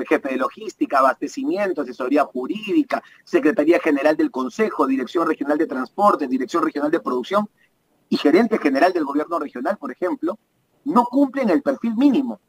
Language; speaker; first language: Spanish; native; Spanish